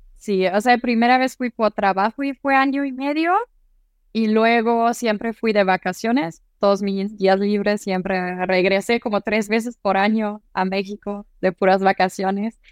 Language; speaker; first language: Spanish; non-native, fluent; German